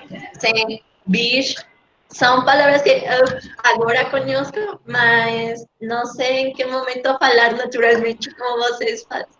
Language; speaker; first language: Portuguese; non-native, learner; Spanish